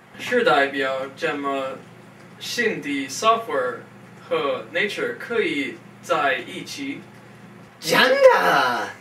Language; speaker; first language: Chinese; non-native, learner; English